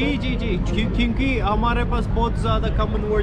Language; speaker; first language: Hindi; non-native, learner; Turkish